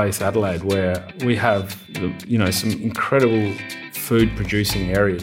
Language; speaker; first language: English; native; English